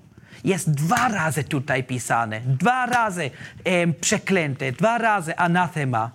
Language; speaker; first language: Polish; non-native, learner; German